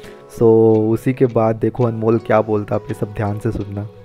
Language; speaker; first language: Hindi; native; Hindi